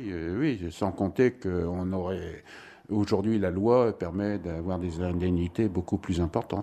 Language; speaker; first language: French; native; French